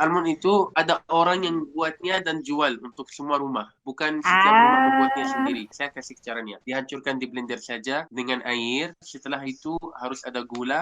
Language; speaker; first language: Indonesian; non-native, fluent; Arabic